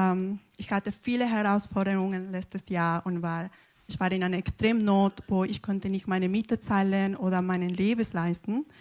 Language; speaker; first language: German; non-native, fluent; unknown